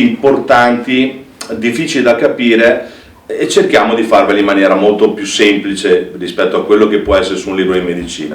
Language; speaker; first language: Italian; native; Italian